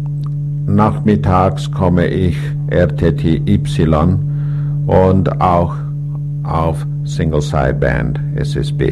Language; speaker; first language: German; non-native, learner; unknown